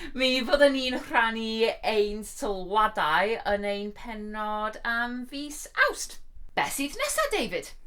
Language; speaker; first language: Welsh; non-native, fluent; English